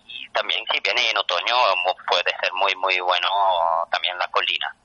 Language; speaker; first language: Spanish; non-native, fluent; Italian